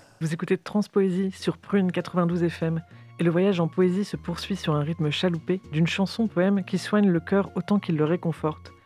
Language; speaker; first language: French; native; French